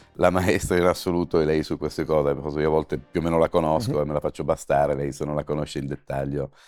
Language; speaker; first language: Italian; native; Italian